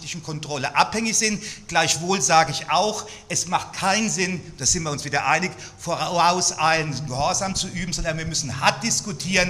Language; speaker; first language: German; native; German